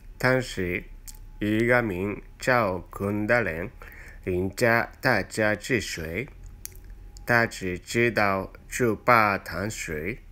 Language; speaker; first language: Chinese; non-native, learner; Japanese